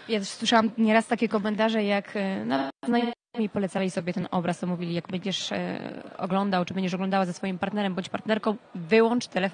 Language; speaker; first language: Polish; native; Polish